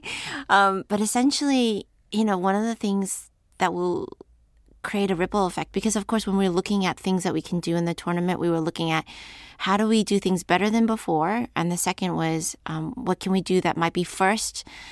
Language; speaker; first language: English; native; English